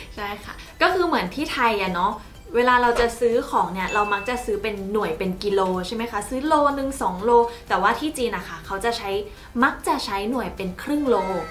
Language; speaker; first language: Thai; native; Thai